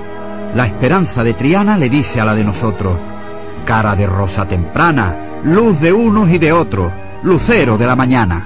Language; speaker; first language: Spanish; native; Spanish